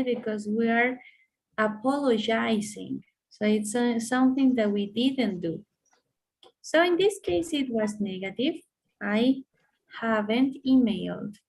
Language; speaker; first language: English; non-native, fluent; Spanish